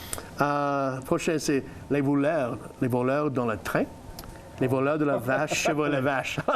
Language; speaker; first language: French; non-native, learner; English